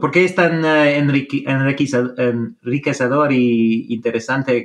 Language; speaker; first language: Spanish; non-native, fluent; English